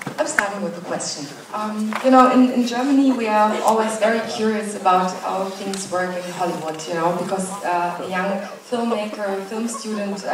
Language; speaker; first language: English; non-native, fluent; German